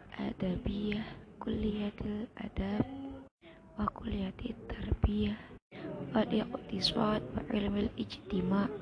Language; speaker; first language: Arabic; non-native, learner; Indonesian